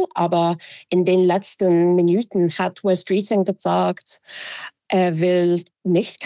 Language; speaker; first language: German; non-native, fluent; English